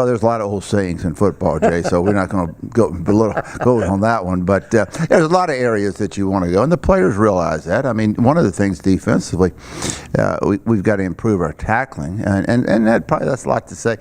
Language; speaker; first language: English; native; English